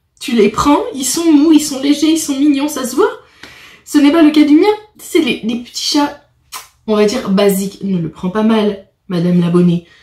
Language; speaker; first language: French; native; French